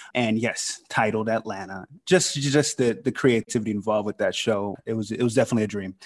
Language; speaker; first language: English; native; English